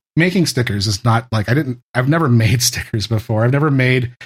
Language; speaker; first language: English; native; English